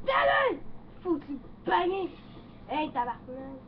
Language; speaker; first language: French; native; French